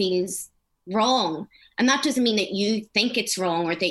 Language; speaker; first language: English; native; English